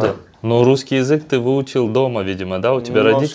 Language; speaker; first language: Russian; native; Russian